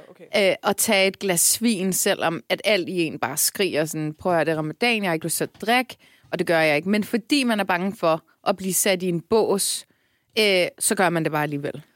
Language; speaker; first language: Danish; early bilingual, other home language; Turkish